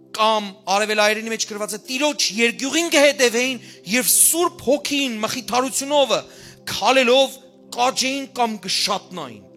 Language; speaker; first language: Armenian; early bilingual, heritage; Armenian